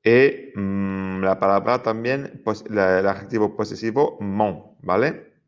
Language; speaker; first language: Spanish; non-native, fluent; French